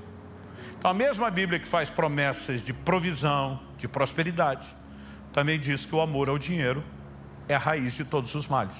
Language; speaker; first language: Portuguese; native; Portuguese